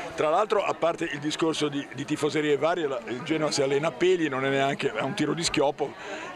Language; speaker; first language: Italian; native; Italian